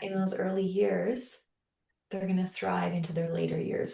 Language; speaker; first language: English; native; English